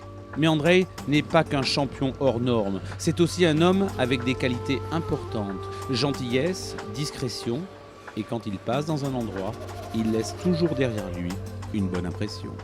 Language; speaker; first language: French; native; French